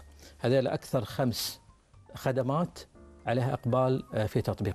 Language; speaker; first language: Arabic; native; Arabic